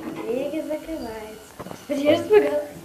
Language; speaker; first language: Russian; native; Russian